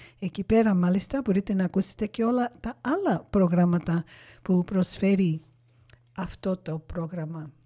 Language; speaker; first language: Greek; early bilingual, heritage; Greek